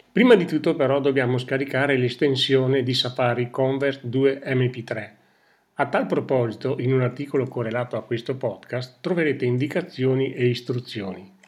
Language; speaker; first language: Italian; native; Italian